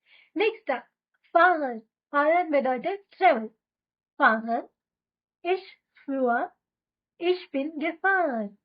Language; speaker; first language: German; non-native, fluent; Hindi